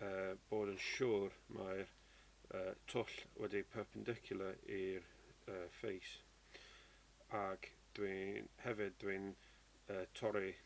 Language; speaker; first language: Welsh; non-native, learner; English